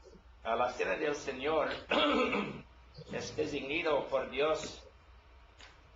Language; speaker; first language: Spanish; non-native, learner; English